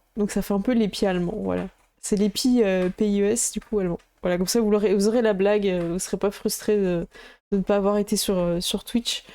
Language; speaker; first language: French; native; French